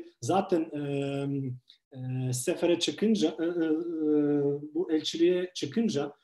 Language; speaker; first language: Turkish; non-native, fluent; Ukrainian